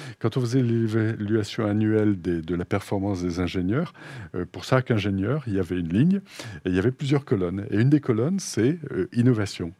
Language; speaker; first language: French; native; French